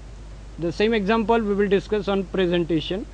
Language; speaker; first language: English; non-native, local second language; Gujarati